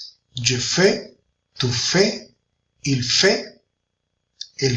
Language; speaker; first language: French; non-native, fluent; Spanish